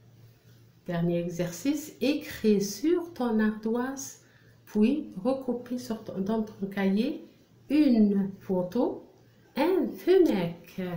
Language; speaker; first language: French; non-native, local second language; Arabic